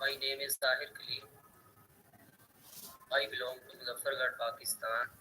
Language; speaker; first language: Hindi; non-native, local second language; Saraiki